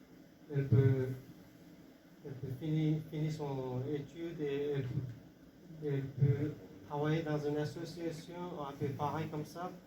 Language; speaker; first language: French; non-native, learner; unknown